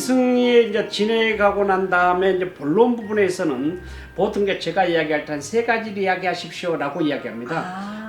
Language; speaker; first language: Korean; native; Korean